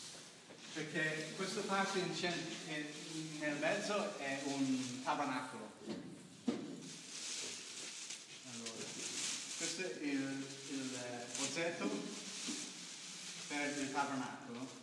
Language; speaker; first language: Italian; non-native, learner; English